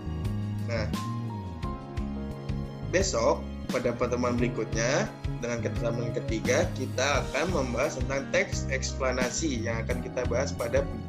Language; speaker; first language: Indonesian; native; Indonesian